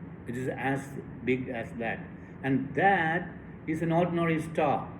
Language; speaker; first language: English; non-native, local second language; Malayalam